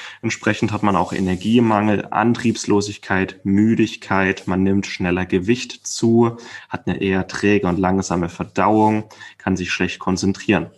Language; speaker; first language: German; native; German